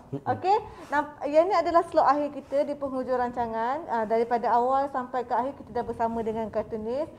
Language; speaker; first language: Malay; native; Malay